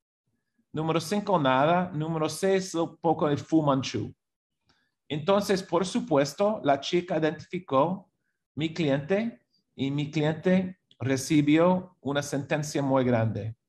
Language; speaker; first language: Spanish; non-native, fluent; English